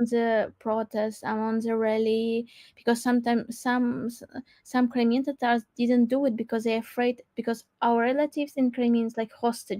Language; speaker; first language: English; non-native, learner; Crimean Tatar